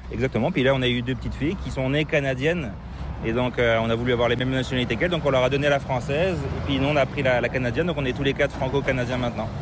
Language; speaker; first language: French; native; French